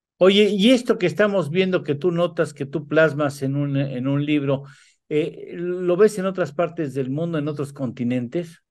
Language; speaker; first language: Spanish; native; Spanish